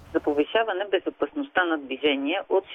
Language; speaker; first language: Bulgarian; native; Bulgarian